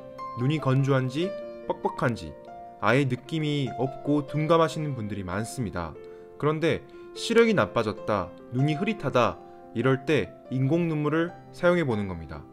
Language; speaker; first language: Korean; native; Korean